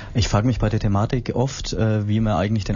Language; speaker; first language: German; native; German